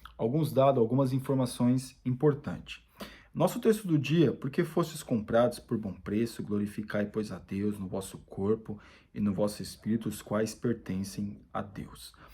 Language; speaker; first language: Portuguese; native; Portuguese